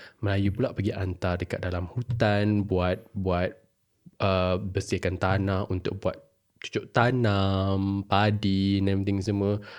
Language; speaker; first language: Malay; native; Malay